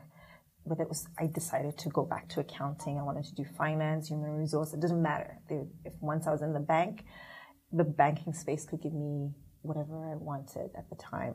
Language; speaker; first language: English; non-native, local second language; Shona